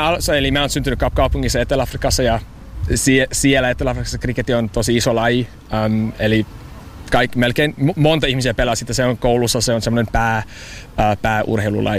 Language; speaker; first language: Finnish; early bilingual, heritage; English